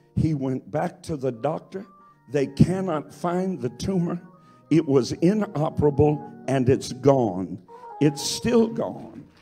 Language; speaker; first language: English; native; English